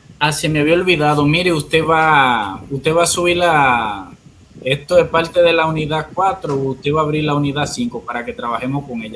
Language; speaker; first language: Spanish; native; Spanish